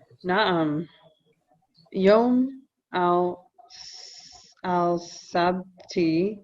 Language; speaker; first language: Arabic; non-native, learner; English